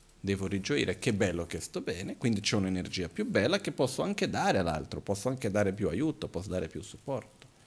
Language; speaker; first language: Italian; non-native, fluent; Portuguese